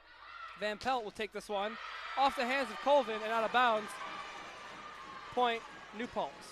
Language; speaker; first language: English; native; English